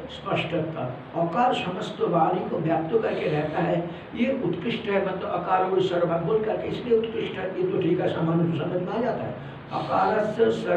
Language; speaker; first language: Hindi; non-native, local second language; Malayalam